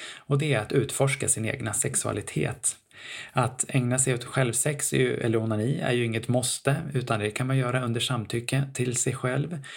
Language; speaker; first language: Swedish; native; Swedish